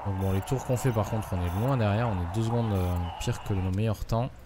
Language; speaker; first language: French; native; French